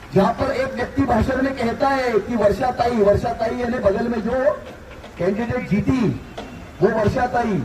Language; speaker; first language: Hindi; non-native, local second language; Marathi